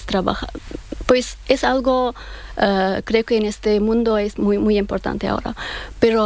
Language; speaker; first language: Spanish; non-native, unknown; Persian